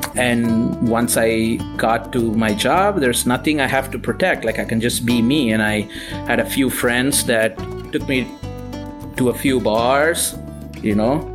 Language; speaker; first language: English; non-native, local second language; Tamil